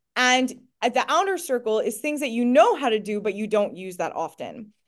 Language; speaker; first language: English; native; English